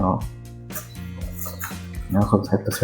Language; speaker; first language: Arabic; native; Arabic